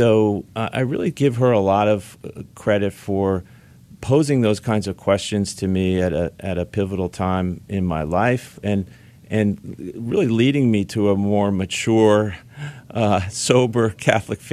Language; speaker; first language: English; native; English